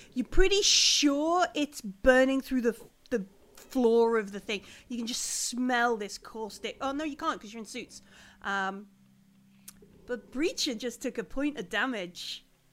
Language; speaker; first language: English; native; English